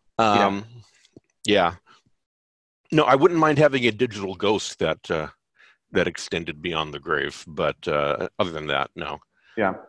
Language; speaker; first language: English; native; English